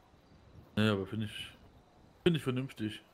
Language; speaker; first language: German; native; German